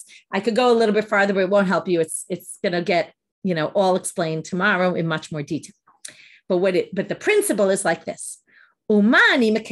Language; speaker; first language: English; native; English